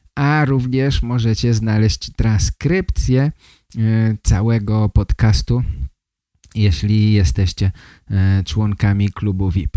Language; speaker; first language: Polish; native; Polish